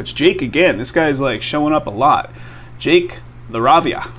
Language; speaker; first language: English; native; English